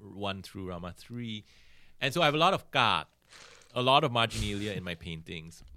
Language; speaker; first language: English; native; English